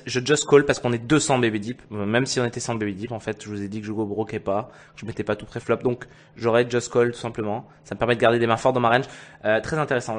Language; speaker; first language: French; native; French